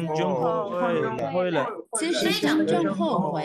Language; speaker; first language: Chinese; non-native, learner; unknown